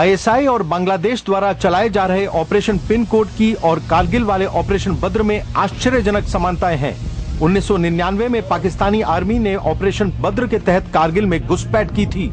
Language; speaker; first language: Hindi; native; Hindi